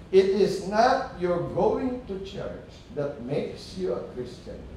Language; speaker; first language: English; non-native, local second language; Filipino